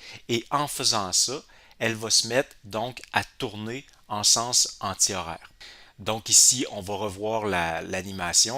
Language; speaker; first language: French; native; French